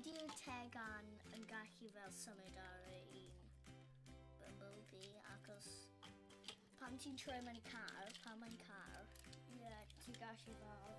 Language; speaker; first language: Welsh; non-native, local second language; English